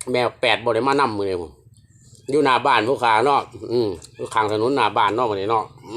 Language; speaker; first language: Thai; native; Thai